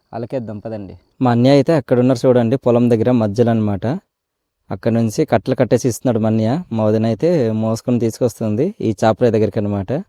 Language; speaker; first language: Telugu; non-native, local second language; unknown